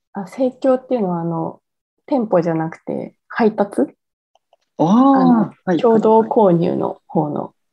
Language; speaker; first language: Japanese; native; Japanese